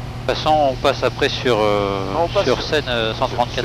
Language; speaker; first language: French; native; French